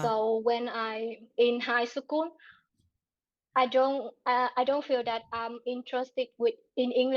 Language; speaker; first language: English; non-native, learner; Vietnamese